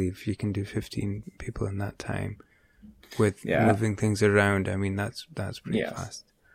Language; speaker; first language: English; native; English